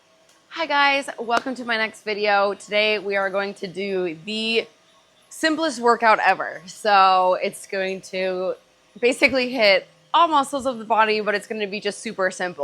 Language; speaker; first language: English; native; English